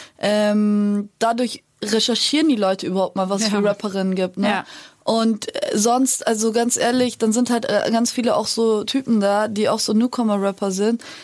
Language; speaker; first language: German; early bilingual, other home language; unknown